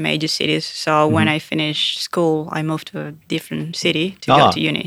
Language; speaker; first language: English; non-native, fluent; Spanish